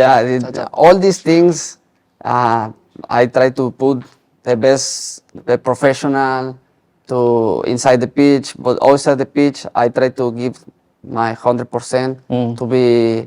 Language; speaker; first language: English; non-native, learner; Spanish